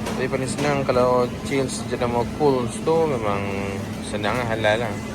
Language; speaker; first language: Malay; native; Malay